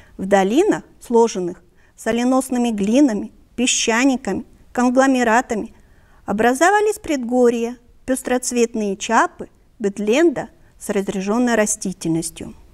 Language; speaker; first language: Russian; non-native, local second language; Kyrgyz